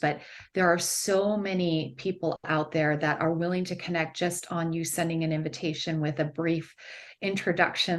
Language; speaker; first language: English; native; English